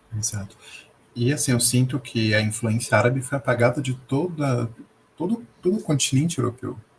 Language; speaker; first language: Portuguese; native; Portuguese